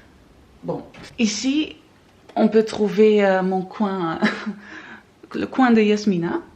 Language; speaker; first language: French; non-native, learner; Dutch